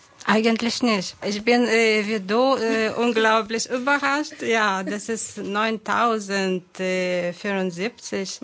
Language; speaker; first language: German; non-native, fluent; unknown